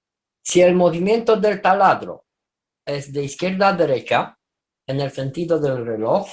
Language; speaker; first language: Spanish; non-native, fluent; Romanian